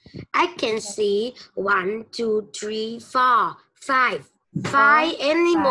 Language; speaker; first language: English; non-native, learner; Vietnamese